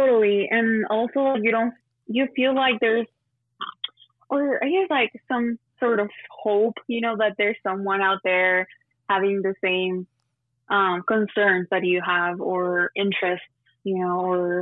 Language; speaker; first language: English; non-native, fluent; Spanish